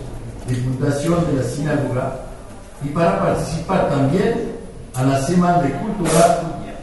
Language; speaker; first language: Spanish; non-native, fluent; French